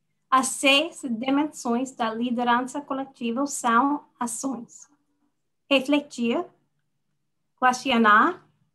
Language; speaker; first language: Portuguese; non-native, learner; English